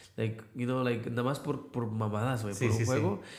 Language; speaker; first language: Spanish; native; Spanish